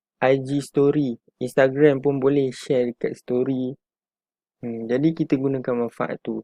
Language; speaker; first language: Malay; native; Malay